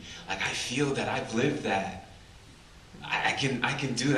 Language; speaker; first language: English; native; English